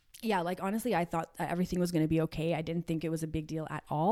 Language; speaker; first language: English; native; English